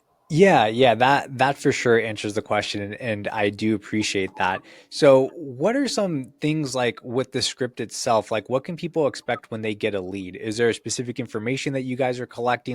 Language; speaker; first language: English; native; English